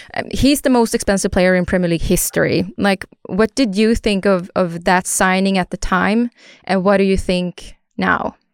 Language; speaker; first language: English; non-native, fluent; Swedish